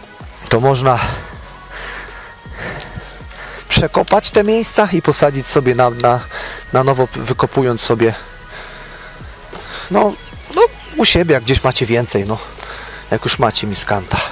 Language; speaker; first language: Polish; native; Polish